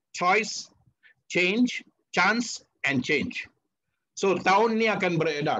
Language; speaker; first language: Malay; non-native, local second language; Tamil